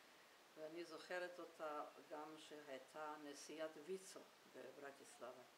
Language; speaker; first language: Hebrew; non-native, fluent; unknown